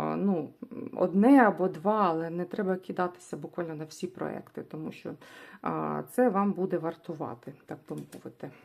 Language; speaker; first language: Ukrainian; non-native, local second language; Russian